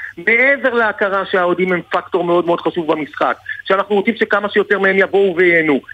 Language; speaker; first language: Hebrew; native; Hebrew